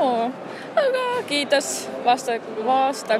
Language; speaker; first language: Finnish; non-native, learner; Estonian